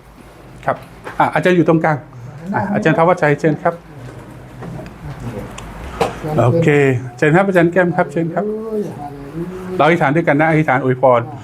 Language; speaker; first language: Thai; native; Thai